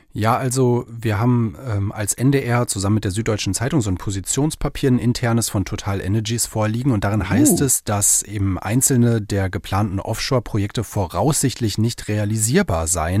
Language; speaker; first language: German; native; German